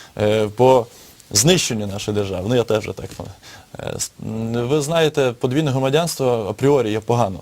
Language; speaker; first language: Ukrainian; native; Ukrainian